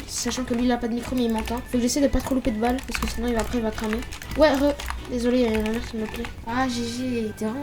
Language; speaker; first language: French; native; French